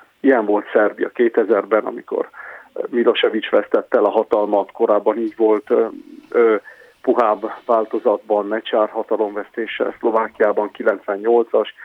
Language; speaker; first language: Hungarian; non-native, fluent; Italian